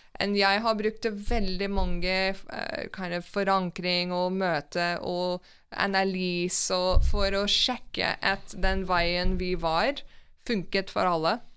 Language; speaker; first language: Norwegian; non-native, fluent; English